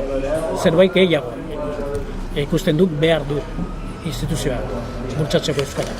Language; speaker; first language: Basque; non-native, local second language; Spanish